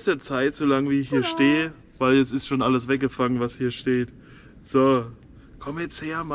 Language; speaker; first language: German; native; German